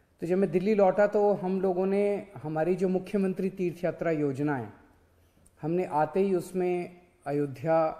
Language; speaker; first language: Hindi; native; Hindi